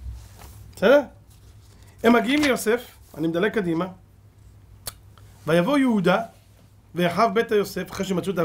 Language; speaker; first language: Hebrew; native; Hebrew